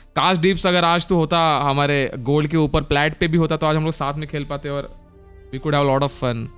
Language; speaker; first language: Hindi; non-native, local second language; Marathi